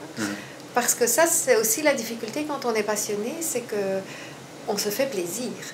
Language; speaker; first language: French; native; French